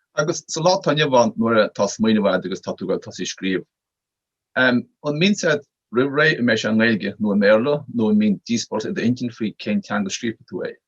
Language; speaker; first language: Irish; native; Irish